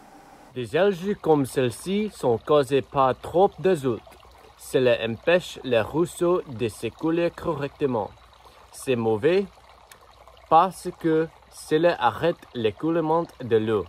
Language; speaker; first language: French; non-native, learner; English